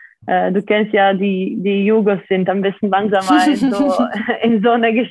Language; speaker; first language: German; non-native, fluent; Slovenian